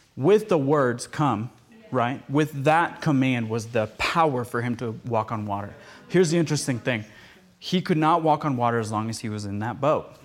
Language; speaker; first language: English; early bilingual, other home language; Spanish